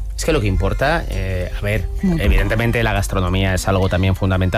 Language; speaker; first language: Spanish; native; Spanish